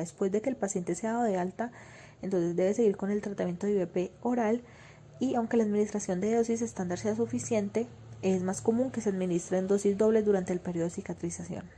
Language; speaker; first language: Spanish; native; Spanish